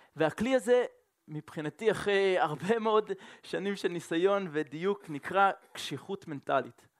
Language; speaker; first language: Hebrew; non-native, fluent; French